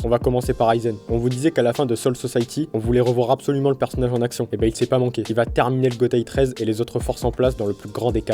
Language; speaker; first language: French; native; French